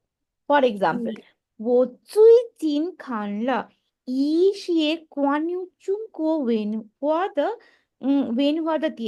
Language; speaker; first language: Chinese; non-native, fluent; Hindi